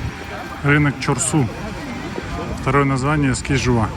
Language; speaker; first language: Russian; native; Russian